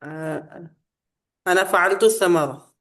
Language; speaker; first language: Arabic; non-native, learner; Urdu